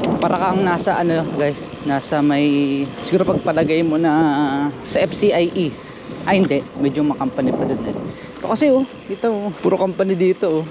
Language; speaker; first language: Filipino; native; Filipino